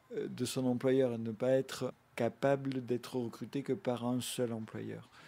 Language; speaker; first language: French; native; French